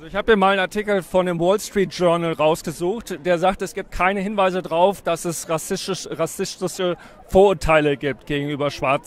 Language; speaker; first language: German; native; German